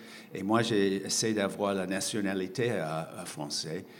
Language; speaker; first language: French; non-native, fluent; English